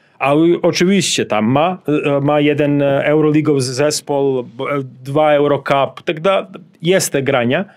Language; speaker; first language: Polish; non-native, learner; Serbian